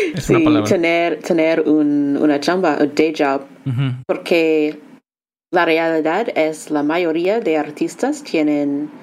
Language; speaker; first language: Spanish; non-native, learner; English